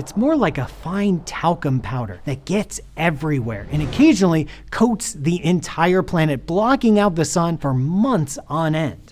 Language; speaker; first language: English; native; English